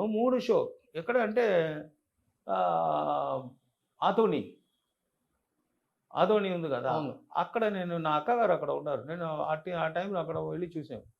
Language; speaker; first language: Telugu; non-native, learner; Tamil